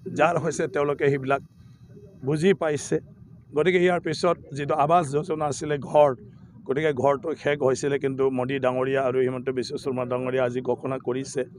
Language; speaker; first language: Assamese; native; Assamese